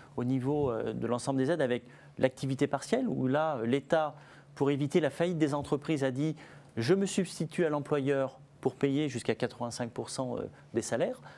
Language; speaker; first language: French; native; French